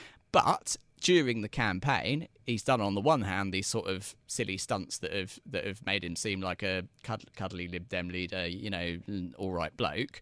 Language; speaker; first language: English; native; English